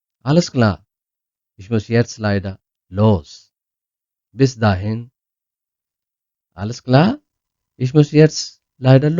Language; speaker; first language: German; non-native, learner; Urdu